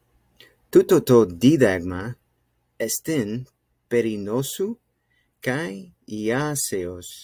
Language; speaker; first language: Greek; non-native, fluent; English